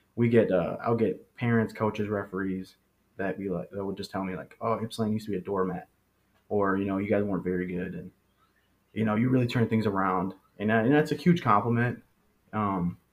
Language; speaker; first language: English; early bilingual, other home language; Spanish